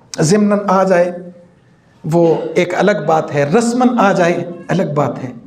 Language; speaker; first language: Urdu; non-native, local second language; Punjabi